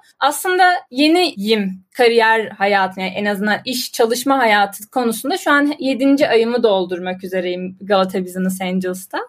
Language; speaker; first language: Turkish; native; Turkish